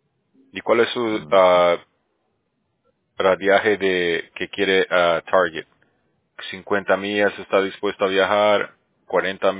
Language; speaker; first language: Spanish; native; Spanish